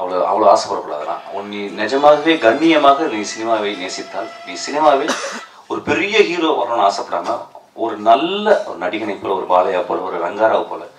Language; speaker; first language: Tamil; native; Tamil